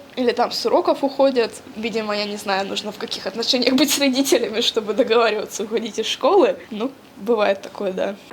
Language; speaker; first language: Russian; native; Russian